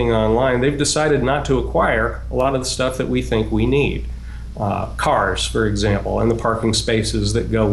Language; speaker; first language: English; native; English